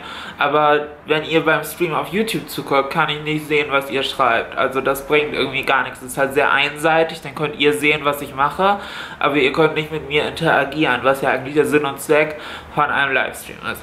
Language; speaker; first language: German; native; German